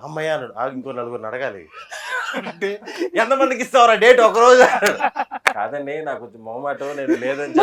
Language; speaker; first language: Telugu; native; Telugu